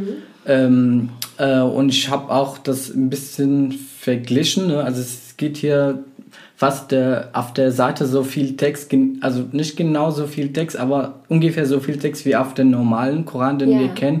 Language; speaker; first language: German; non-native, fluent; Arabic